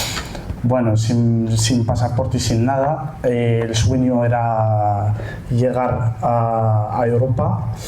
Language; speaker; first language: Spanish; non-native, learner; Central Atlas Tamazight